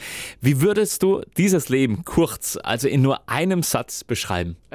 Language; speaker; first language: German; native; German